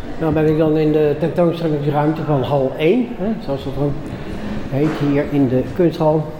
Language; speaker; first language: Dutch; native; Dutch